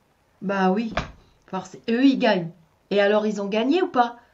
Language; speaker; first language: French; native; French